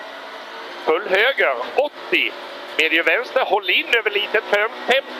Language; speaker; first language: Swedish; native; Swedish